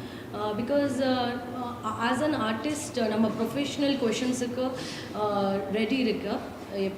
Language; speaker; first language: Tamil; non-native, learner; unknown